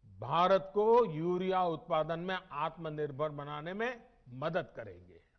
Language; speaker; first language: Hindi; non-native, local second language; Gujarati